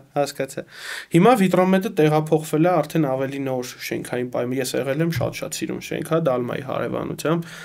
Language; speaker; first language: Armenian; native; Armenian